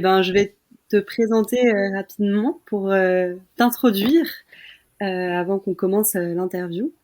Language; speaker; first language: French; native; French